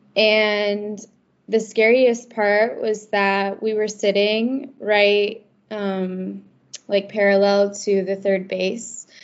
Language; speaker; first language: English; native; English